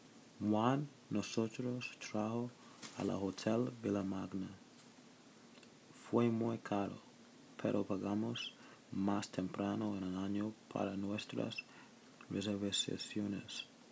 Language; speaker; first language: Spanish; non-native, learner; English